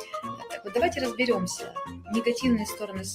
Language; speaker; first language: Russian; native; Russian